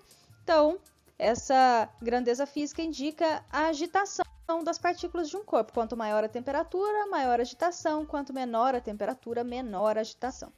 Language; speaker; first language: Portuguese; native; Portuguese